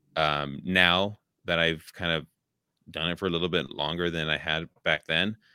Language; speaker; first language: English; native; English